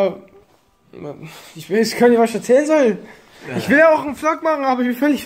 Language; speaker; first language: German; native; German